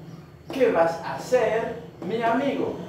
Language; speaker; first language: Spanish; non-native, learner; Haitian Creole